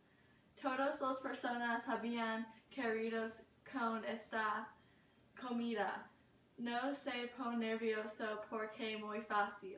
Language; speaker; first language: Spanish; non-native, learner; English